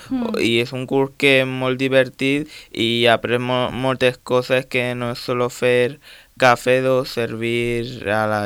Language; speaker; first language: Catalan; non-native, local second language; Spanish